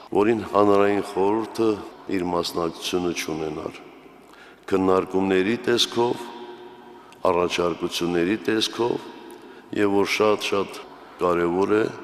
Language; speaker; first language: Armenian; native; Armenian